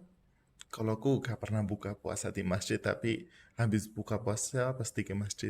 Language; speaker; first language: Indonesian; non-native, fluent; Punjabi